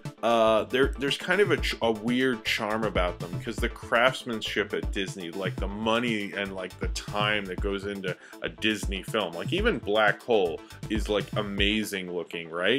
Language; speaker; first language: English; native; English